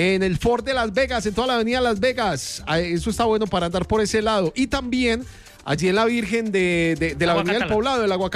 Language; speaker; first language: Spanish; native; Spanish